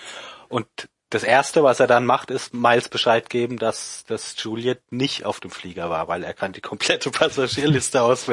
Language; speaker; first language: German; native; German